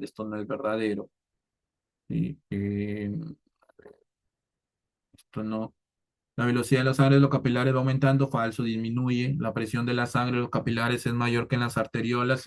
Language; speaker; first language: Spanish; native; Spanish